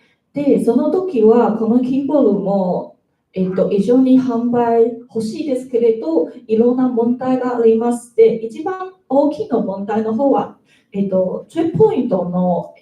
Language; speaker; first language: Japanese; non-native, learner; Chinese